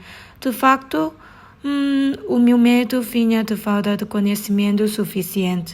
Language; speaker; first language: Portuguese; non-native, learner; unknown